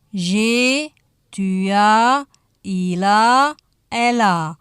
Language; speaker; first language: French; non-native, fluent; Arabic